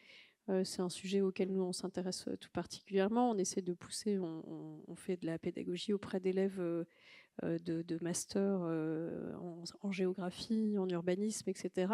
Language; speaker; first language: French; native; French